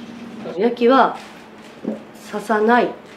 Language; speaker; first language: Japanese; native; Japanese